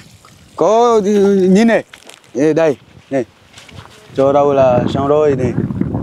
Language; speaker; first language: Vietnamese; non-native, learner; Portuguese